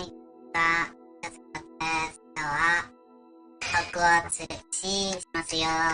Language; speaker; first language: Japanese; non-native, learner; English